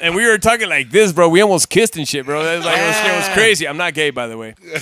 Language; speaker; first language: English; early bilingual, other home language; Spanish